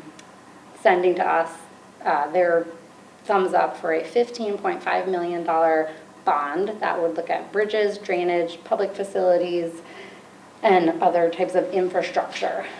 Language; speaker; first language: English; native; English